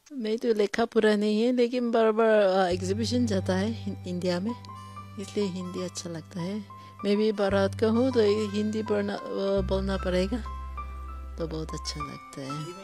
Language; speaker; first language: Hindi; non-native, local second language; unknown